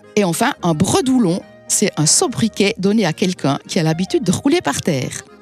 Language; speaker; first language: French; native; French